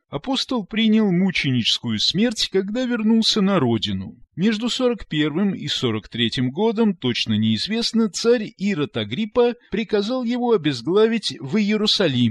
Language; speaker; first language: Russian; native; Russian